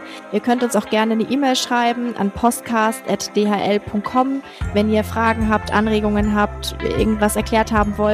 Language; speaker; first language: German; native; German